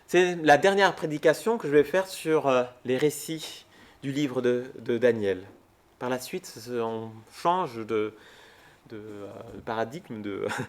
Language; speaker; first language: French; native; French